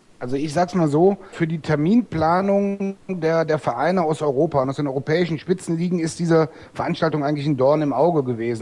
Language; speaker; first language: German; native; German